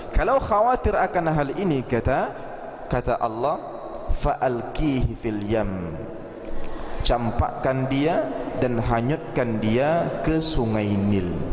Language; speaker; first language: Malay; native; Malay